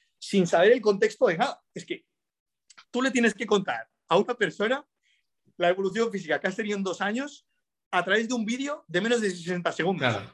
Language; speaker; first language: Spanish; early bilingual, other home language; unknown